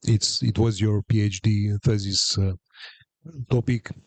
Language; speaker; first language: English; non-native, fluent; Romanian